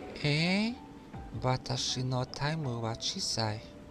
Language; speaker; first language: Japanese; non-native, learner; English